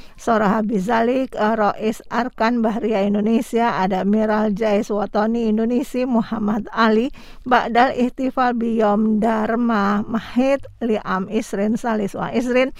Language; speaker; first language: Arabic; non-native, fluent; Indonesian